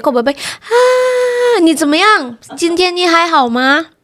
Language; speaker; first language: Chinese; non-native, fluent; Indonesian